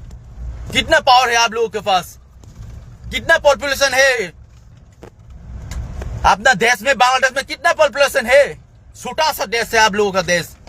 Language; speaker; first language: Hindi; non-native, local second language; Kok Borok